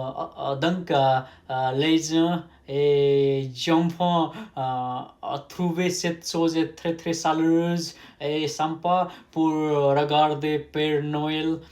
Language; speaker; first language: French; non-native, learner; Nepali